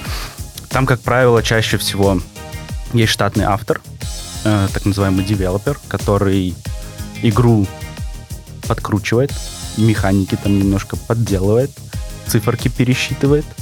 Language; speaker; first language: Russian; native; Russian